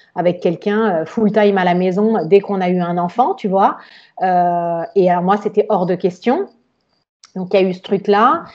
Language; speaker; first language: French; native; French